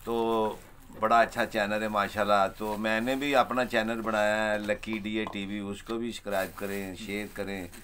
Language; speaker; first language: Urdu; non-native, local second language; Punjabi